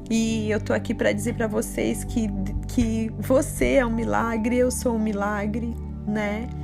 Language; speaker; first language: Portuguese; native; Portuguese